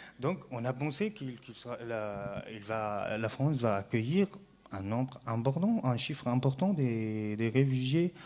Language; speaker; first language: French; non-native, fluent; Arabic